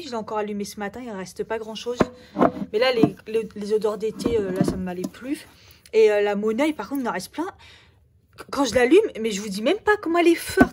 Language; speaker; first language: French; native; French